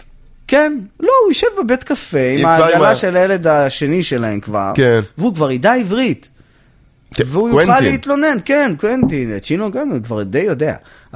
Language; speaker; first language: Hebrew; native; Hebrew